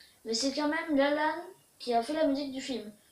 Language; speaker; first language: French; native; French